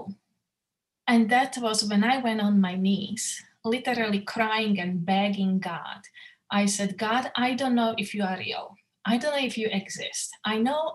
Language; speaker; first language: English; non-native, fluent; Slovak